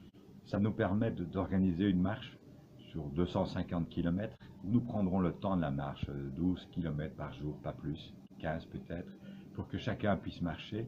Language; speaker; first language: French; native; French